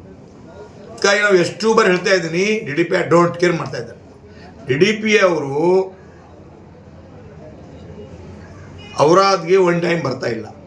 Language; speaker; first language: Kannada; non-native, local second language; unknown